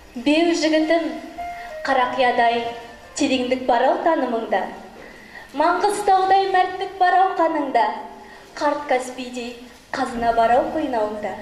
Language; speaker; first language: Kazakh; native; Kazakh